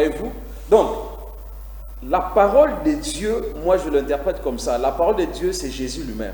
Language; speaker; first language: French; non-native, local second language; Lingala